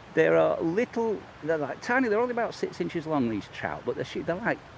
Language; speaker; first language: English; native; English